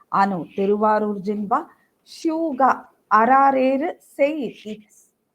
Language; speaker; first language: Japanese; non-native, learner; Tamil